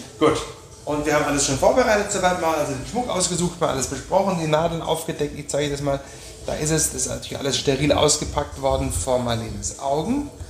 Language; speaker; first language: German; native; German